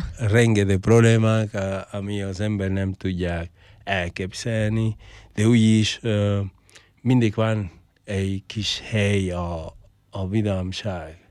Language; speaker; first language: Hungarian; non-native, learner; Spanish